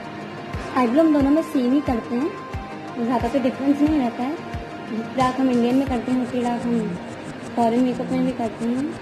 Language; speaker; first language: Hindi; native; Hindi